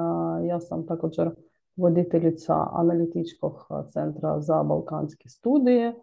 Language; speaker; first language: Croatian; non-native, learner; Ukrainian